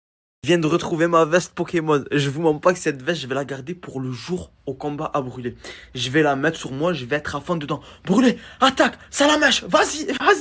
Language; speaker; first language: French; native; French